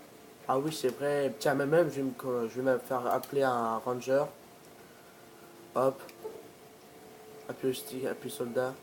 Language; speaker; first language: French; native; French